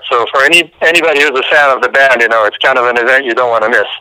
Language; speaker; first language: English; early bilingual, other home language; French